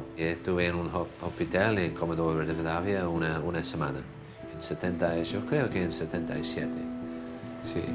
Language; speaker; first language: Spanish; non-native, fluent; English